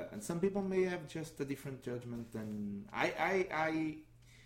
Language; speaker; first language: English; non-native, fluent; Portuguese